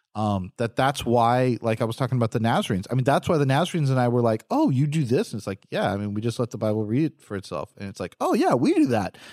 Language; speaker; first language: English; native; English